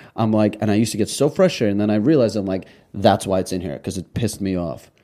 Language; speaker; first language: English; early bilingual, other home language; Russian